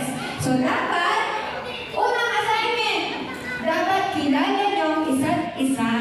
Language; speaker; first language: Filipino; native; Filipino